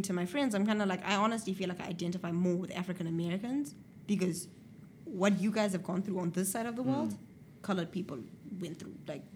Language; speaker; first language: English; native; English